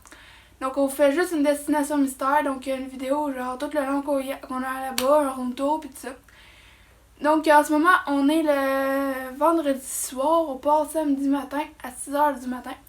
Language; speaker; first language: French; native; French